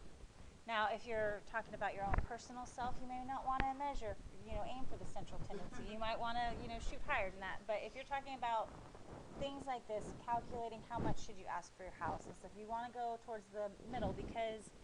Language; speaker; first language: English; native; English